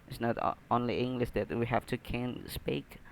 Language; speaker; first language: English; non-native, learner; Indonesian